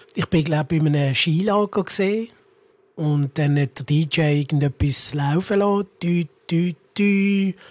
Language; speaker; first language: German; early bilingual, other home language; Italian